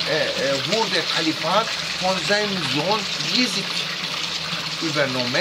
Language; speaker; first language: German; non-native, fluent; Turkish